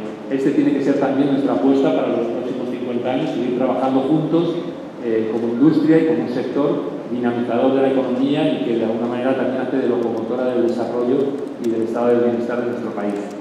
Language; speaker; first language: Spanish; native; Spanish